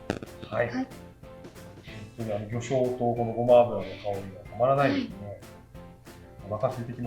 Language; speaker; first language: Japanese; native; Japanese